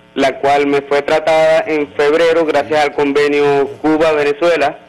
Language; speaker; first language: Spanish; native; Spanish